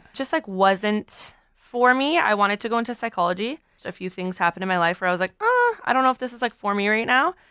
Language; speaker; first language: English; early bilingual, other home language; Portuguese